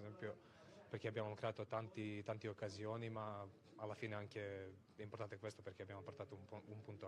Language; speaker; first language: Italian; non-native, learner; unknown